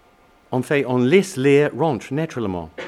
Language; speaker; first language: French; non-native, learner; English